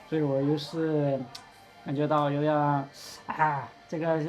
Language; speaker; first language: Chinese; non-native, learner; Spanish